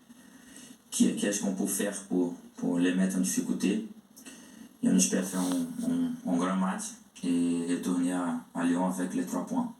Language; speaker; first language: French; non-native, learner; Portuguese